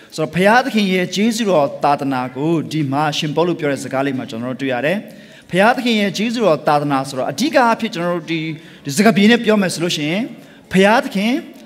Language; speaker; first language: Burmese; non-native, local second language; Tedim Chin